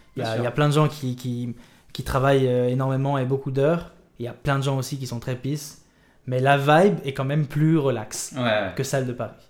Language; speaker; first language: French; native; French